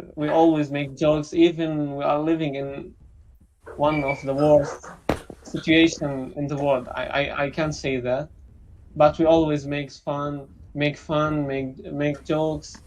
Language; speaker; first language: English; non-native, learner; Arabic